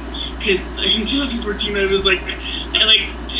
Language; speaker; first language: English; native; English